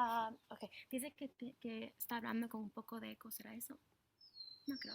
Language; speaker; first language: Spanish; non-native, fluent; English